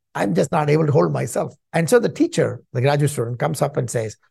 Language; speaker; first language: English; non-native, local second language; Tamil